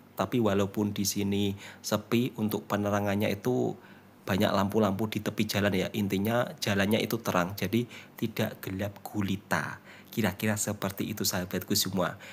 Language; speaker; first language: Indonesian; native; Indonesian